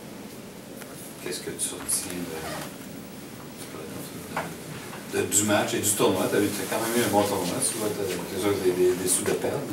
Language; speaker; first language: French; native; French